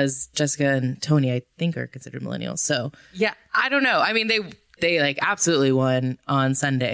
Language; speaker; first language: English; native; English